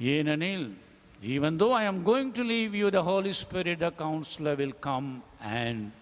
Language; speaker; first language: English; non-native, local second language; Tamil